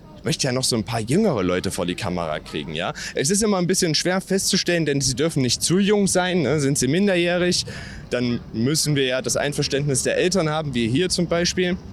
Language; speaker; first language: German; native; German